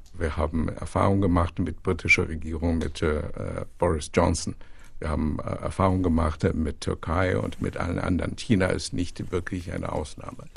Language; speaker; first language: German; non-native, fluent; Chinese